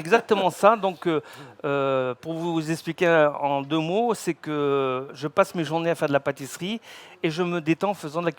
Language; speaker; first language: French; native; French